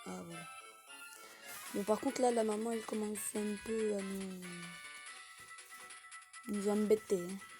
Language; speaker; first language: French; native; French